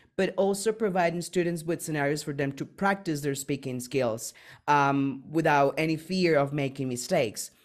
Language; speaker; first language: English; non-native, fluent; Spanish